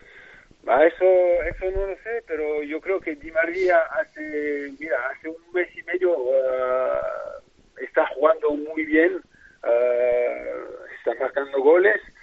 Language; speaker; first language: Spanish; non-native, fluent; French